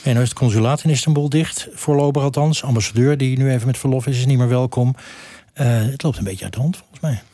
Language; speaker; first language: Dutch; native; Dutch